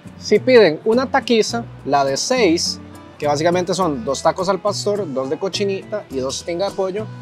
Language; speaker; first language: Spanish; native; Spanish